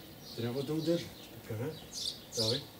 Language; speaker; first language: Bulgarian; non-native, learner; Russian